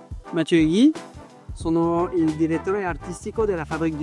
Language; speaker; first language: Italian; non-native, fluent; French